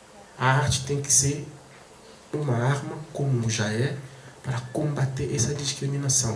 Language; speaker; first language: Portuguese; non-native, fluent; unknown